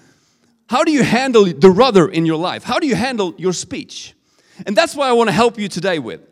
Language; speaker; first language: English; non-native, fluent; Swedish